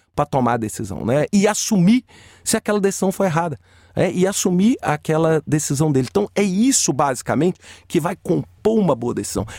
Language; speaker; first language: Portuguese; native; Portuguese